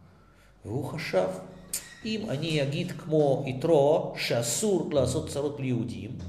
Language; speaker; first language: Hebrew; non-native, fluent; Russian